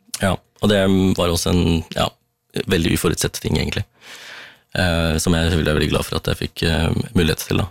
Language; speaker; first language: Norwegian; early bilingual, other home language; Tamil